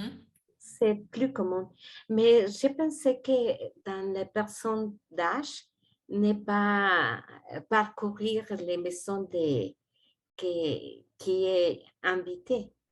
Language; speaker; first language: French; non-native, learner; Spanish